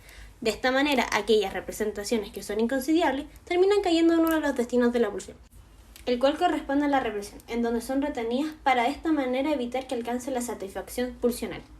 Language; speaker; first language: Spanish; native; Spanish